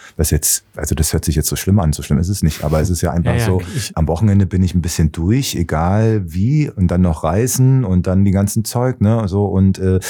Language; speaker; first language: German; native; German